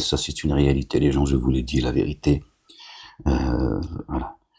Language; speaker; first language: French; native; French